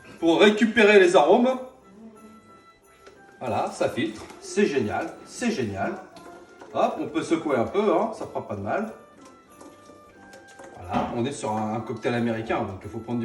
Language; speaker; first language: French; native; French